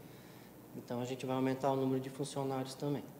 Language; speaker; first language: Portuguese; native; Portuguese